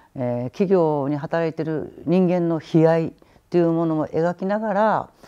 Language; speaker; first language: Japanese; native; Japanese